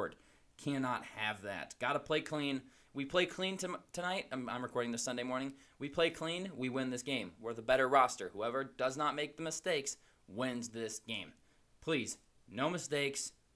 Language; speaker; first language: English; native; English